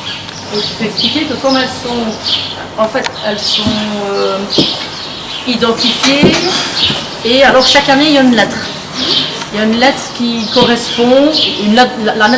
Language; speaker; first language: French; native; French